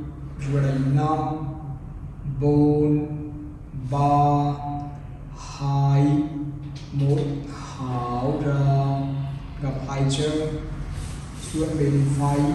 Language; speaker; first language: Vietnamese; non-native, learner; Hindi